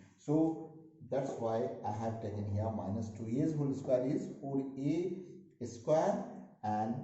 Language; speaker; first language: English; non-native, local second language; Hindi